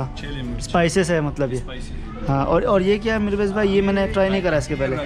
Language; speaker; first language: Hindi; native; Hindi